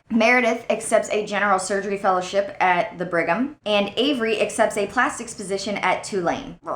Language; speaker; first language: English; native; English